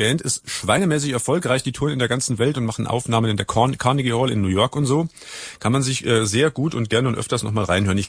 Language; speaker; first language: German; native; German